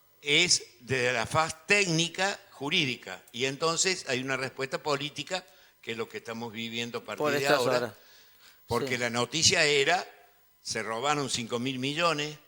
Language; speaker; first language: Spanish; native; Spanish